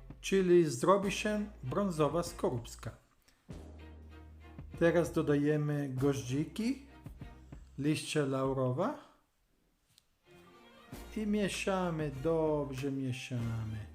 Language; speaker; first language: Polish; non-native, learner; Italian